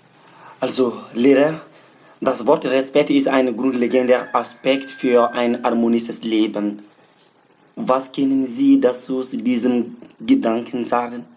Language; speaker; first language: German; non-native, learner; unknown